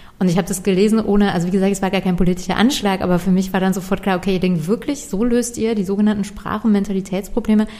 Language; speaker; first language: German; early bilingual, other home language; Persian